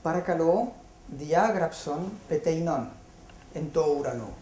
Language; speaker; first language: Greek; non-native, fluent; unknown